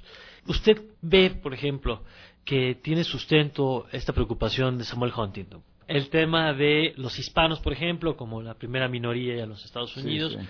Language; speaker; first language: Spanish; native; Spanish